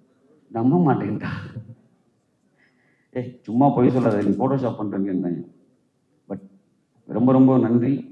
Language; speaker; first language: Tamil; native; Tamil